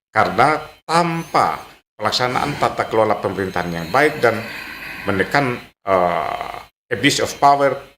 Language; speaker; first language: Indonesian; native; Indonesian